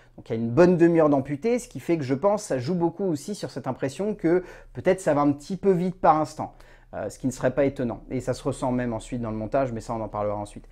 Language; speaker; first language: French; native; French